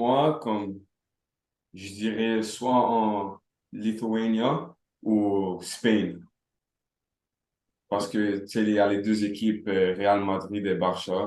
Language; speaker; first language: French; non-native, local second language; Arabic